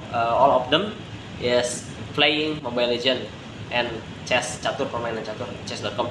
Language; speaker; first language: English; non-native, learner; Indonesian